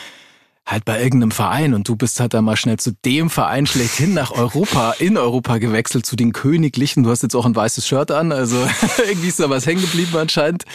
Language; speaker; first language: German; native; German